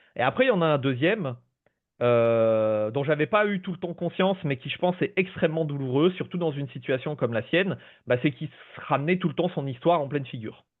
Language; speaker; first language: French; native; French